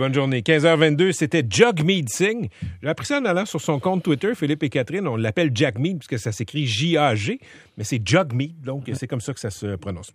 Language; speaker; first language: French; native; French